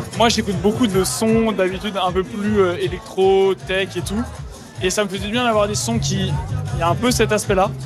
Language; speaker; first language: French; native; French